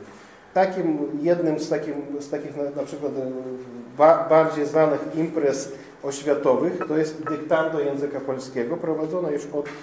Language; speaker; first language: Polish; non-native, fluent; Russian